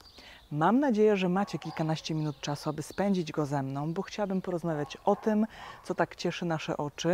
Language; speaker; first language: Polish; native; Polish